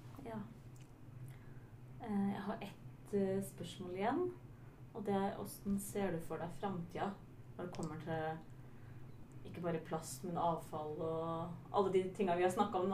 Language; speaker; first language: Norwegian; native; Norwegian